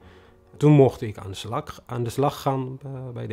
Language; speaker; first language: Dutch; non-native, fluent; Tigrinya